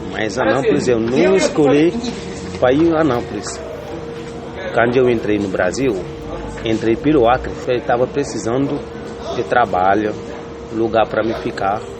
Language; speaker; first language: Portuguese; non-native, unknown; Wolof